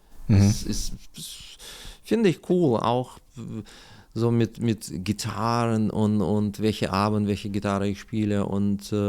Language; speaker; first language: German; non-native, learner; Russian